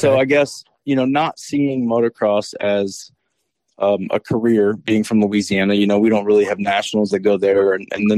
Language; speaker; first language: English; native; English